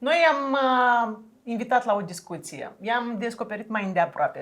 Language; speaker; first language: Romanian; native; Romanian